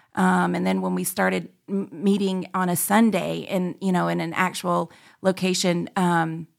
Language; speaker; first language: English; native; English